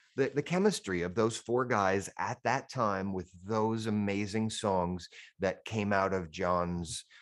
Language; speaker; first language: English; native; English